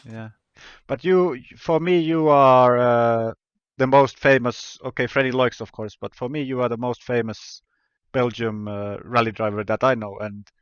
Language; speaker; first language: English; non-native, fluent; Finnish